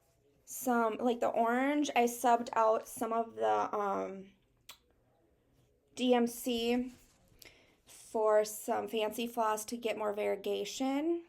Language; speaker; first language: English; native; English